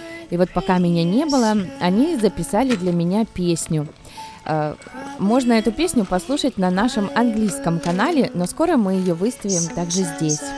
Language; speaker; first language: Russian; native; Russian